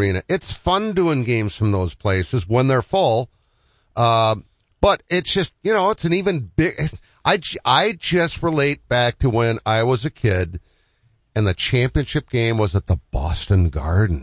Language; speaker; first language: English; native; English